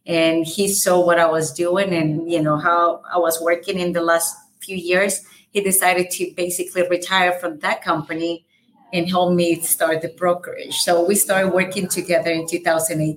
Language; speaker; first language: English; non-native, fluent; Spanish